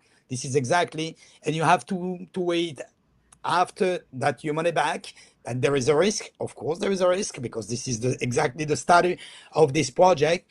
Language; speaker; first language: English; non-native, fluent; French